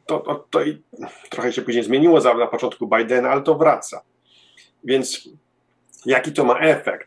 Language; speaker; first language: Polish; early bilingual, heritage; Polish